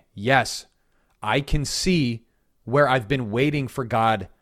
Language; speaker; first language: English; native; English